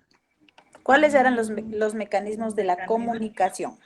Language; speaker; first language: Spanish; native; Spanish